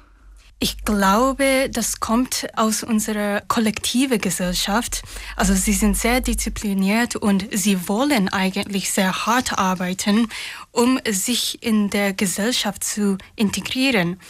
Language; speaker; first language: German; non-native, fluent; Japanese